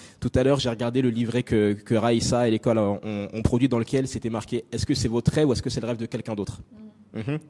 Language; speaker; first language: French; native; French